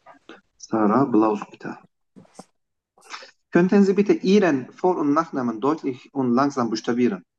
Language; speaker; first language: German; non-native, fluent; Turkish